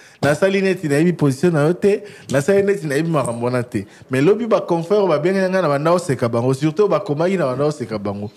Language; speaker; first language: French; non-native, local second language; Lingala